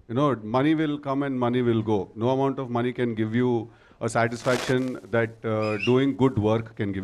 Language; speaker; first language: Telugu; native; Telugu